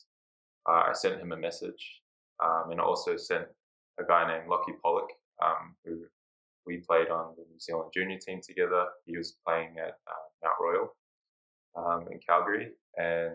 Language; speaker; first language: English; native; English